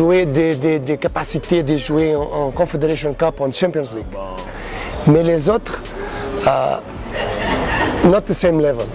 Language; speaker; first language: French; non-native, learner; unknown